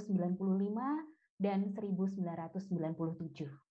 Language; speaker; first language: Indonesian; native; Indonesian